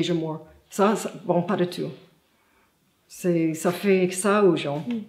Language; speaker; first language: French; non-native, fluent; English